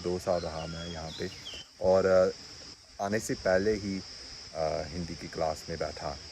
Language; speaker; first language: Hindi; non-native, fluent; English